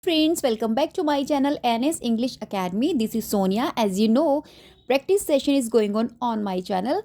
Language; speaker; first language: English; non-native, local second language; Hindi